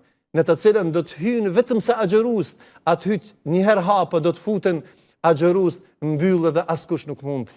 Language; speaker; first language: Albanian; native; Albanian